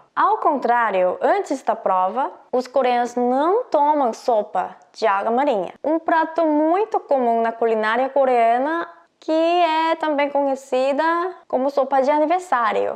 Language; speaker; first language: Portuguese; non-native, fluent; Korean